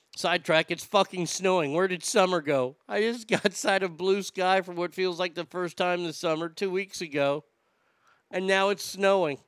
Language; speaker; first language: English; native; English